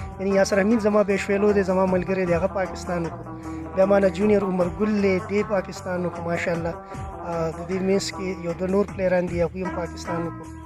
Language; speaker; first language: Pashto; non-native, local second language; Khowar